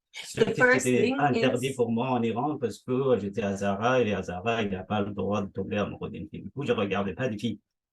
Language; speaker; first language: French; non-native, fluent; Persian